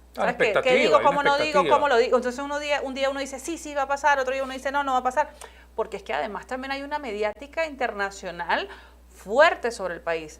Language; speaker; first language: Spanish; native; Spanish